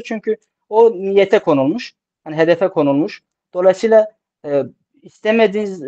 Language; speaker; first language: Turkish; native; Turkish